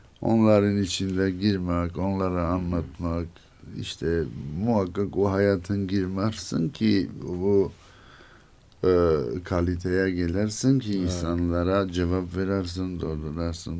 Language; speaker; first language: Turkish; non-native, learner; Armenian